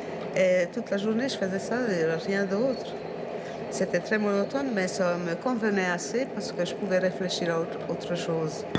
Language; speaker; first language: French; non-native, fluent; Hungarian